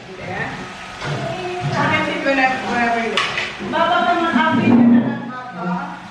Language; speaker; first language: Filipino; non-native, local second language; Bikol